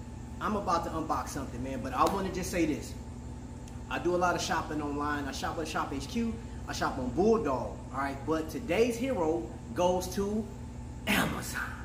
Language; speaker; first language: English; native; English